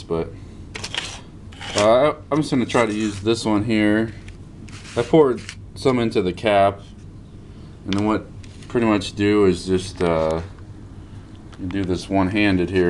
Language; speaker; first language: English; native; English